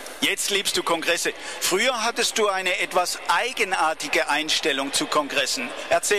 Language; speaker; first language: German; native; German